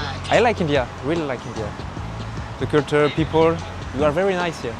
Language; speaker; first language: English; non-native, learner; French